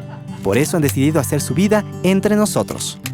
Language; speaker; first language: Spanish; native; Spanish